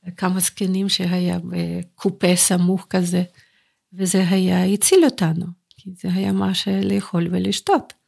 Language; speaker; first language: Hebrew; non-native, fluent; Russian